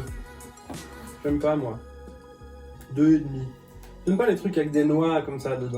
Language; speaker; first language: French; native; French